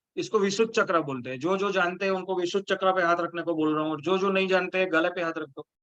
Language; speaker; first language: Hindi; native; Hindi